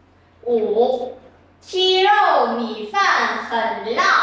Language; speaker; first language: Chinese; non-native, fluent; Vietnamese